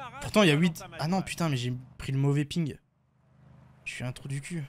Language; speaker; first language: French; native; French